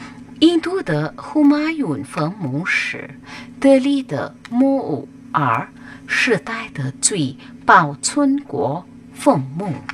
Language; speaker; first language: Chinese; non-native, fluent; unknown